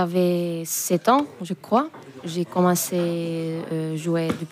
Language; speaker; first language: French; non-native, fluent; Finnish